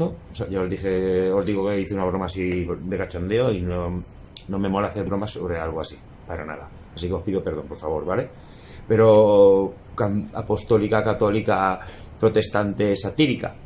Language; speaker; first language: Spanish; native; Spanish